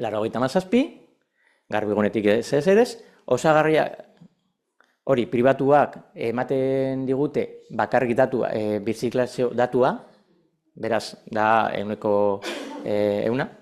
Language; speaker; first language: Basque; non-native, local second language; Spanish